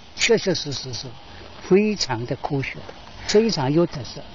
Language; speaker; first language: Chinese; native; Chinese